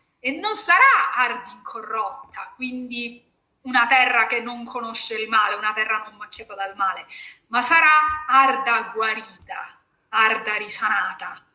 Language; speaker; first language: Italian; native; Italian